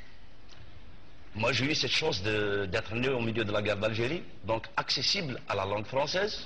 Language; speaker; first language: French; non-native, local second language; Kabyle